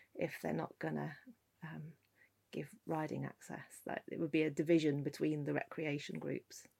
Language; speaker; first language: English; native; English